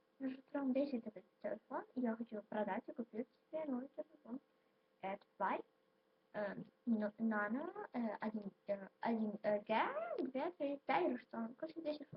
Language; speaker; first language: Russian; non-native, local second language; Ukrainian